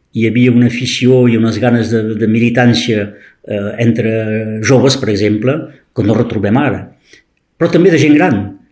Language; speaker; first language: Catalan; native; Catalan